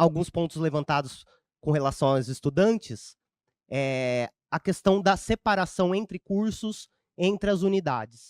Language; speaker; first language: Portuguese; native; Portuguese